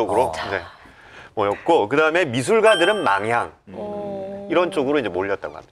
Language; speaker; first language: Korean; native; Korean